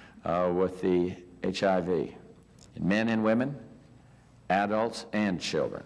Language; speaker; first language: English; native; English